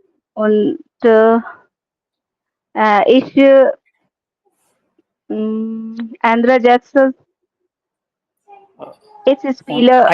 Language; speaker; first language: German; non-native, learner; Hindi